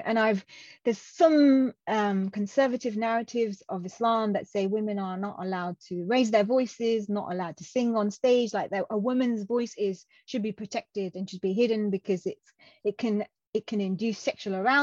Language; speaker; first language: English; non-native, local second language; Punjabi